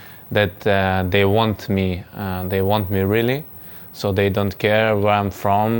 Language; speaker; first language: English; non-native, fluent; Hungarian